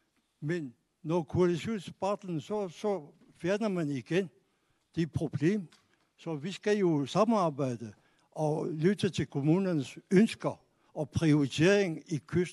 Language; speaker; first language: Danish; non-native, local second language; Kalaallisut